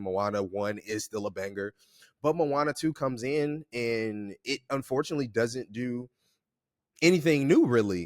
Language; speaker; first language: English; native; English